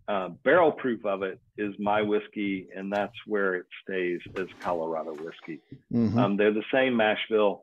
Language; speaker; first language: English; native; English